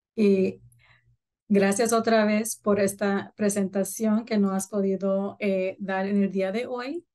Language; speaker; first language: Spanish; early bilingual, heritage; Spanish